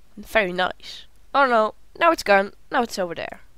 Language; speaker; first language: English; non-native, learner; Dutch